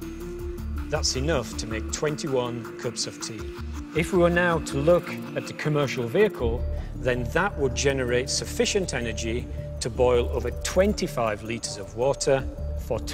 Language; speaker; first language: English; native; English